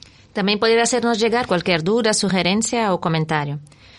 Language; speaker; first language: Spanish; native; Spanish